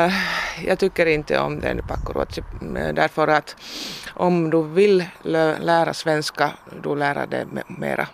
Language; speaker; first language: Swedish; non-native, local second language; Finnish